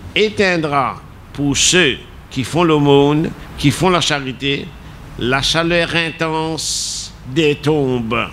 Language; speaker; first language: French; non-native, local second language; Morisyen